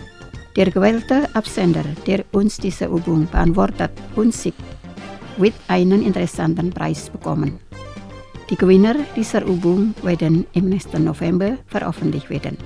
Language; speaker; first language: German; non-native, fluent; Indonesian